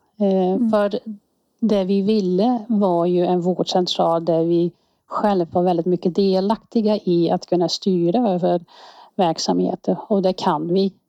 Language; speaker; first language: Swedish; non-native, fluent; Dutch